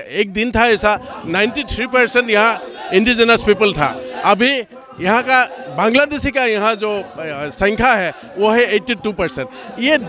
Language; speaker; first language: Hindi; non-native, local second language; Kok Borok